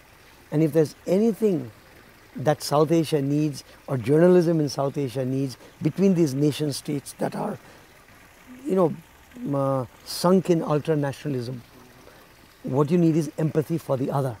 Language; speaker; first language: English; non-native, local second language; Nepali